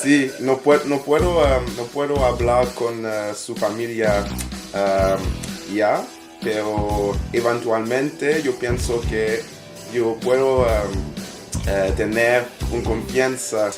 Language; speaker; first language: Spanish; non-native, learner; French